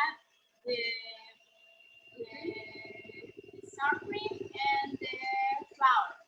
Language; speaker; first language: English; non-native, learner; Spanish